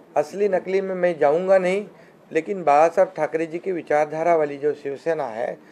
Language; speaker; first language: Hindi; non-native, local second language; Marathi